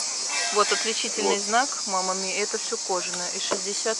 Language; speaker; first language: Russian; native; Russian